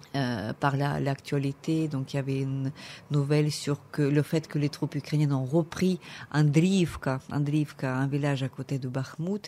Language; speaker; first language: French; non-native, fluent; Ukrainian